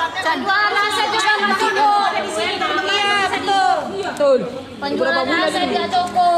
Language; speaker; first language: Indonesian; native; Indonesian